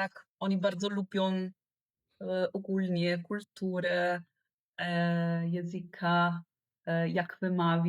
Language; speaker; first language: Polish; non-native, learner; Italian